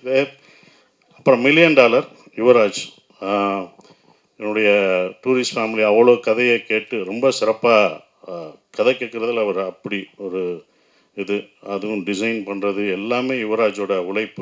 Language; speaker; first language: Tamil; native; Tamil